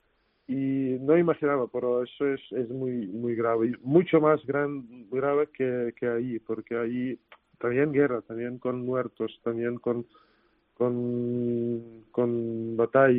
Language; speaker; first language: Spanish; non-native, fluent; Ukrainian